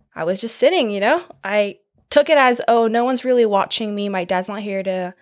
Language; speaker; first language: English; native; English